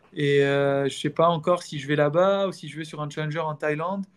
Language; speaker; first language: French; non-native, local second language; Arabic